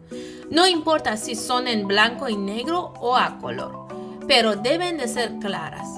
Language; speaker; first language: Spanish; non-native, fluent; Persian